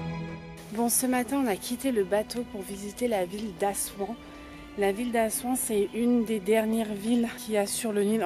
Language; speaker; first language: French; native; French